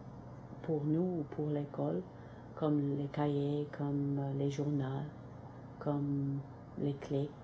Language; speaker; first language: French; non-native, local second language; English